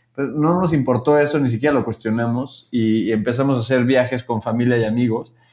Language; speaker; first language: Spanish; native; Spanish